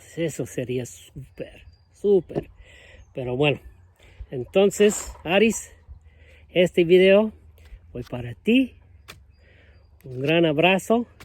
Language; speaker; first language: Spanish; non-native, fluent; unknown